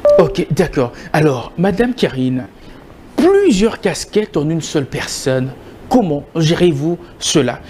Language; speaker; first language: French; non-native, local second language; Lingala